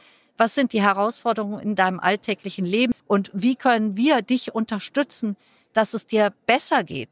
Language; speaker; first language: German; native; German